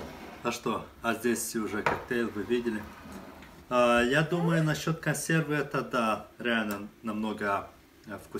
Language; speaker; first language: Russian; non-native, fluent; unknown